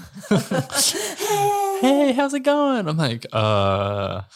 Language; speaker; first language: English; non-native, fluent; Slovenian